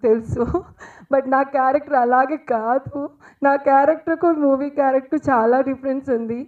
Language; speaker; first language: Telugu; non-native, learner; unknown